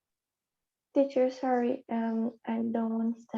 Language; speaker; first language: English; non-native, learner; Portuguese